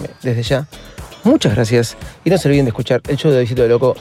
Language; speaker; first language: Spanish; native; Spanish